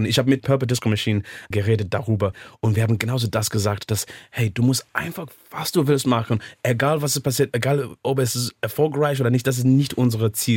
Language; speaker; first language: German; non-native, learner; English